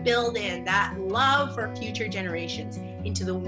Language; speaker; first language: English; native; English